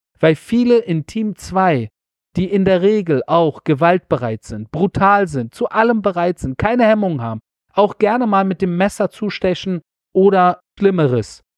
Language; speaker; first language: German; early bilingual, other home language; Persian